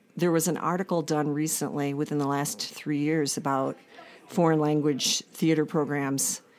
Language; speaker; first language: English; native; English